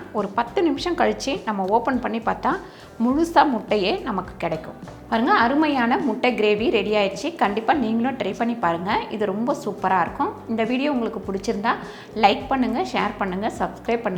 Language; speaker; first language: Tamil; native; Tamil